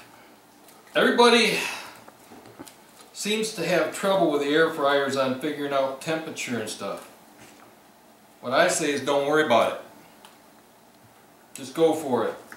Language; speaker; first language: English; native; English